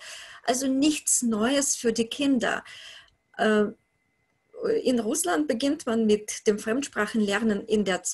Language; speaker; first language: German; non-native, fluent; Russian